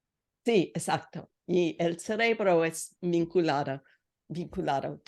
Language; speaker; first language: Spanish; non-native, learner; English